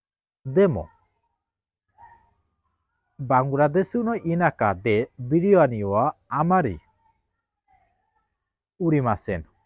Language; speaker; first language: Japanese; non-native, learner; Bangla